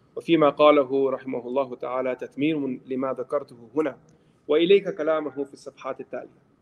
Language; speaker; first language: Arabic; non-native, fluent; English